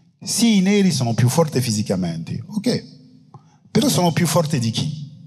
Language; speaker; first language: Italian; non-native, fluent; French